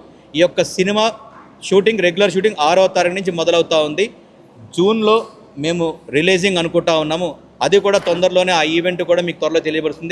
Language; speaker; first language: Telugu; native; Telugu